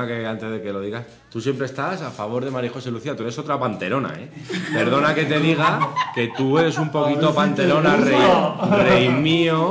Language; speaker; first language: Spanish; native; Spanish